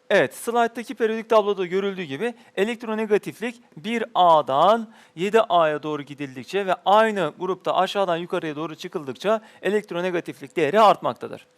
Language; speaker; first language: Turkish; native; Turkish